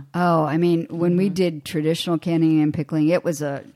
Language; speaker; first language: English; native; English